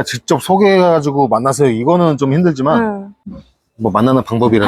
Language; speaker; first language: Korean; native; Korean